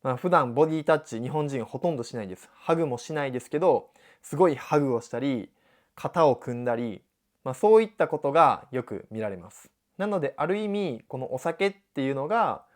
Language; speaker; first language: Japanese; native; Japanese